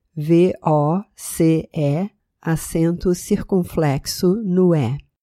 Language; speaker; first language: Portuguese; native; Portuguese